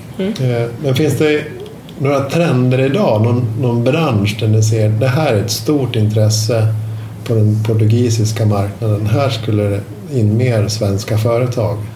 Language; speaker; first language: Swedish; native; Swedish